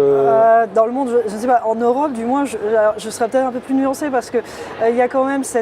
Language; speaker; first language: French; native; French